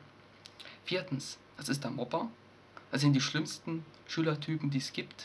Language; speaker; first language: German; native; German